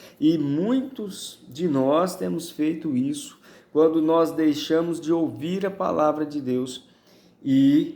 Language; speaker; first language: Portuguese; native; Portuguese